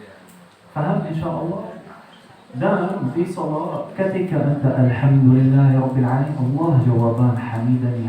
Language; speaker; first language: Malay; non-native, learner; Arabic